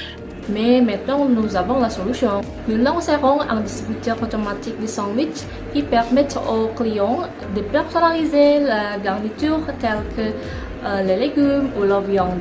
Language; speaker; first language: French; non-native, learner; Indonesian